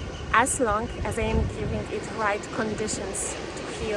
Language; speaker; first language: English; non-native, fluent; Polish